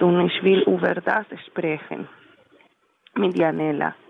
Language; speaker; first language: German; non-native, learner; Spanish